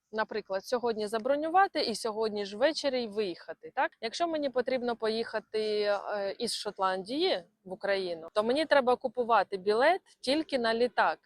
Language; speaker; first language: Ukrainian; non-native, local second language; Russian